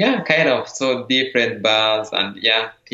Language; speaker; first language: English; non-native, local second language; Kinyarwanda